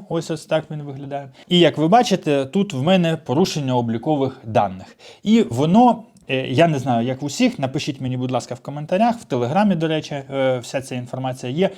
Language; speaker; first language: Ukrainian; non-native, local second language; Russian